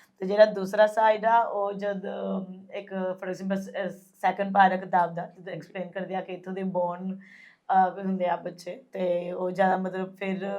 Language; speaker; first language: Punjabi; early bilingual, heritage; Punjabi